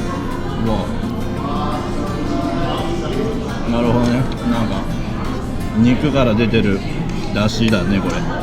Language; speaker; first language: Japanese; native; Japanese